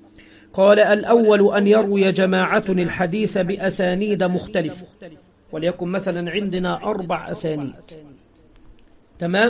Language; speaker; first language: Arabic; native; Arabic